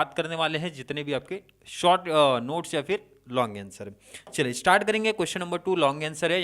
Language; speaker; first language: Hindi; native; Hindi